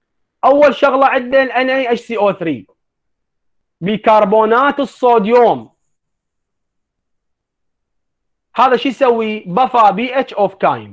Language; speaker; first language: Arabic; native; Arabic